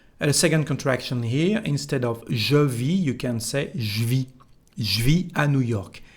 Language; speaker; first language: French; native; French